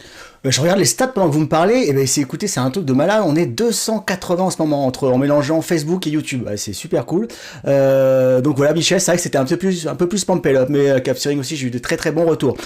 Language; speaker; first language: French; native; French